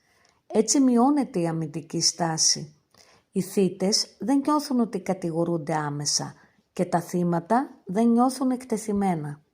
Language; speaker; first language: Greek; native; Greek